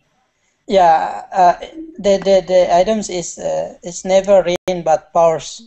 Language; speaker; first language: English; non-native, learner; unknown